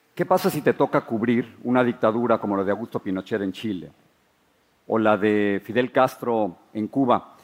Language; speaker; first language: Spanish; native; Spanish